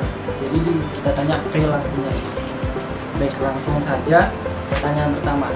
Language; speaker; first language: Indonesian; native; Indonesian